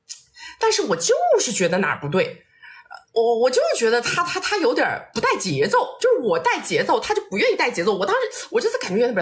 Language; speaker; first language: Chinese; native; Chinese